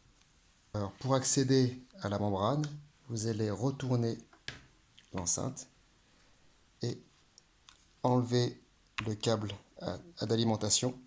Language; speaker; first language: French; native; French